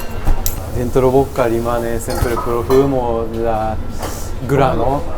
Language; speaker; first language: Italian; non-native, learner; Japanese